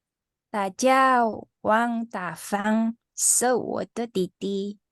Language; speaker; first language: Chinese; non-native, learner; Indonesian